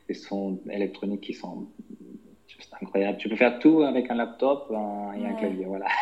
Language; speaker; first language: French; non-native, fluent; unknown